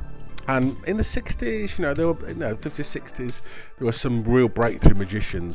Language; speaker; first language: English; native; English